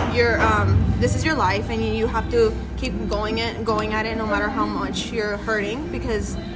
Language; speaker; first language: English; early bilingual, other home language; Spanish